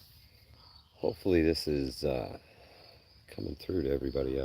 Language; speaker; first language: English; native; English